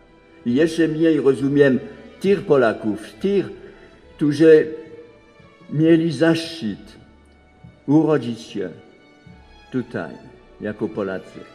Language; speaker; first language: Polish; non-native, fluent; French